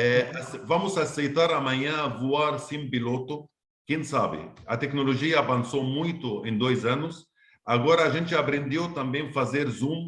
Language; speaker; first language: Portuguese; non-native, fluent; Arabic